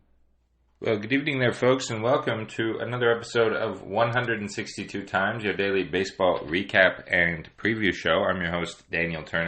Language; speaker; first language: English; native; English